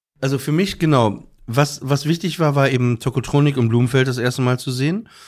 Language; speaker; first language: German; native; German